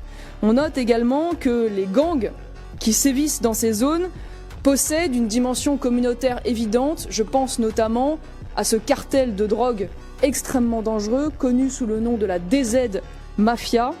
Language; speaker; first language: French; native; French